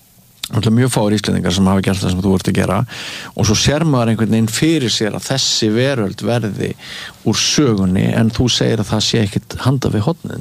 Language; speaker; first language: Icelandic; native; Icelandic